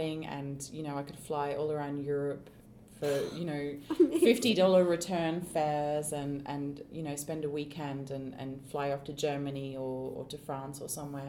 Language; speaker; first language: English; native; English